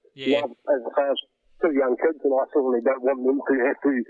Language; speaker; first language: English; native; English